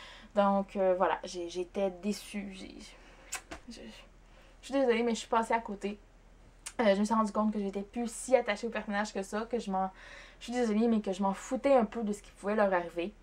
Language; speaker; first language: French; native; French